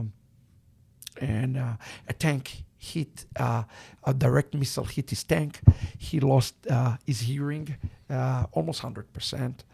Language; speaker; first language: English; non-native, fluent; Hebrew